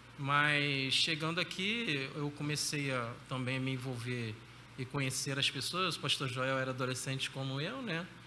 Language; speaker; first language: Portuguese; native; Portuguese